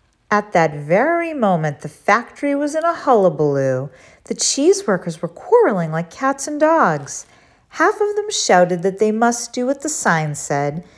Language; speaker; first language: English; native; English